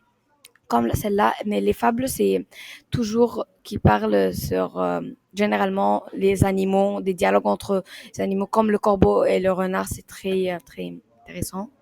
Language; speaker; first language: French; non-native, learner; Arabic